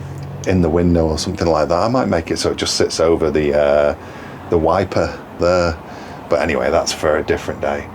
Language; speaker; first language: English; native; English